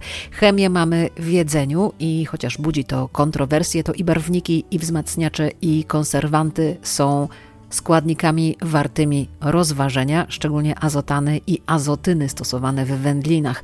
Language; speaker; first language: Polish; native; Polish